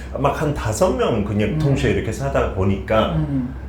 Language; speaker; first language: Korean; non-native, fluent; English